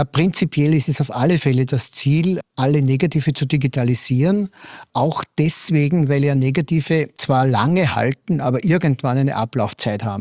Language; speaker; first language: German; native; German